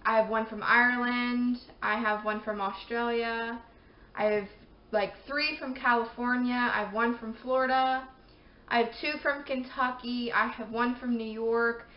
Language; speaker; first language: English; native; English